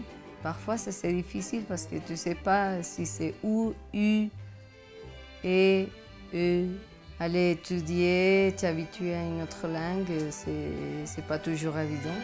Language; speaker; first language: French; non-native, fluent; Spanish